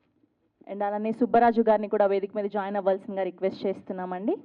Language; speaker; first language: Telugu; native; Telugu